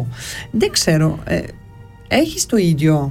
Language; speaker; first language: Greek; early bilingual, heritage; Greek